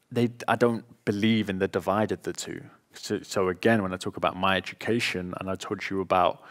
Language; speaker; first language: English; native; English